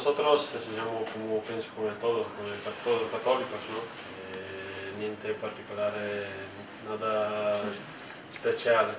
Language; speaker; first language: Spanish; non-native, learner; Lithuanian